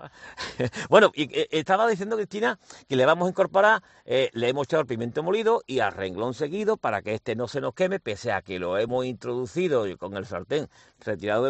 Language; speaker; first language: Spanish; native; Spanish